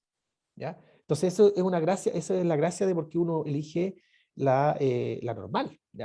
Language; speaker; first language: Spanish; native; Spanish